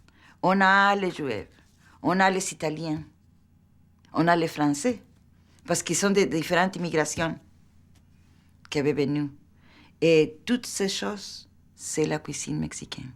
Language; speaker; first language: French; non-native, fluent; Spanish